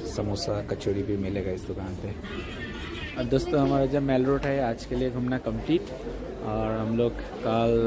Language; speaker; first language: Hindi; non-native, local second language; Bangla